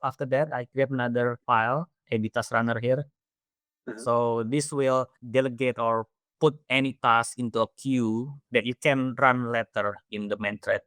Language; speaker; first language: English; non-native, fluent; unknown